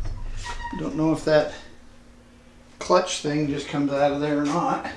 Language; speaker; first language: English; native; English